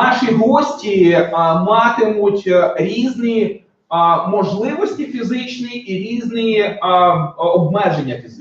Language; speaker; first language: Ukrainian; native; Ukrainian